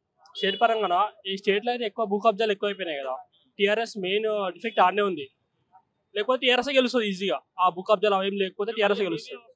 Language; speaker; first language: Telugu; native; Telugu